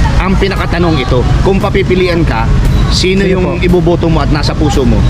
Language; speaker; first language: Filipino; native; Filipino